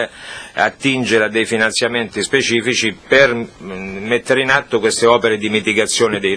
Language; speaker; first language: Italian; native; Italian